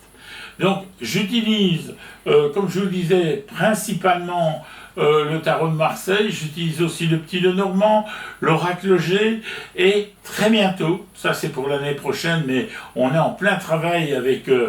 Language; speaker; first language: French; native; French